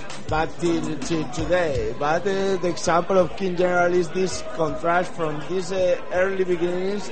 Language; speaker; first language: English; non-native, learner; Spanish